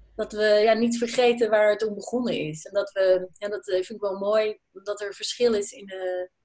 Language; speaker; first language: Dutch; native; Dutch